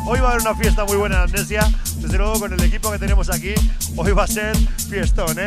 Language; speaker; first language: Spanish; native; Spanish